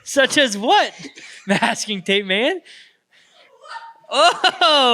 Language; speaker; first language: English; native; English